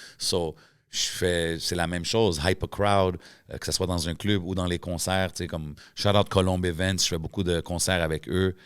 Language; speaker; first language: French; early bilingual, other home language; Arabic